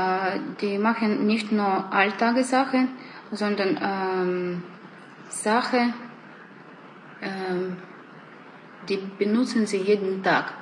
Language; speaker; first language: German; non-native, learner; Russian